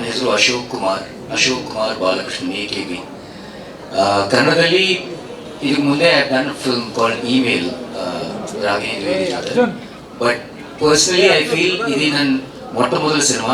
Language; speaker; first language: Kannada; non-native, learner; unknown